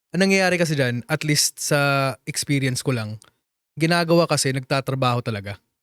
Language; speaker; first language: Filipino; non-native, local second language; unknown